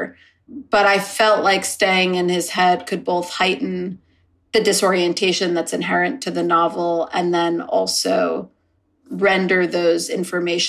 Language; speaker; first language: English; native; English